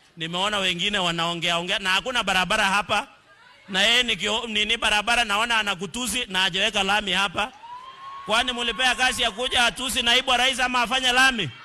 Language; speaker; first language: Swahili; non-native, local second language; Kalenjin